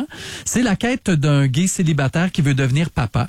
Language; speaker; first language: French; native; French